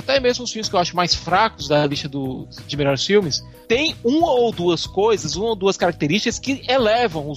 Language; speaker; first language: Portuguese; native; Portuguese